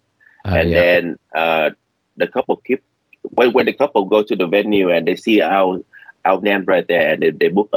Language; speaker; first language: English; non-native, learner; Vietnamese